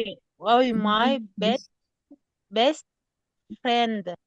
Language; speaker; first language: English; non-native, learner; Kyrgyz